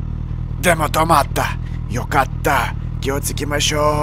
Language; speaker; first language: Japanese; non-native, learner; Russian